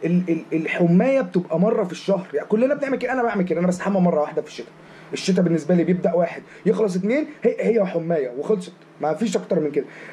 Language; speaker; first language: Arabic; native; Arabic